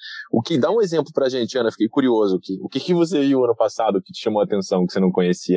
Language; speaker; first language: Portuguese; native; Portuguese